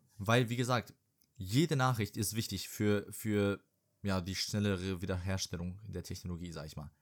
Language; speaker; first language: German; early bilingual, other home language; Serbian